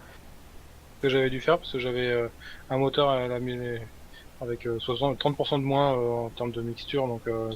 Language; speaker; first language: French; native; French